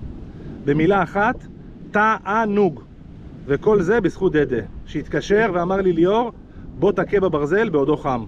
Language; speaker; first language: Hebrew; native; Hebrew